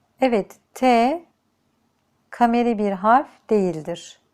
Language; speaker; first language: Turkish; native; Turkish